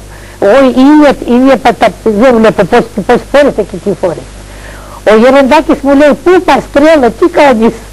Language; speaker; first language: Greek; early bilingual, heritage; Greek